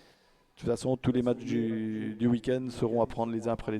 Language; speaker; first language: French; native; French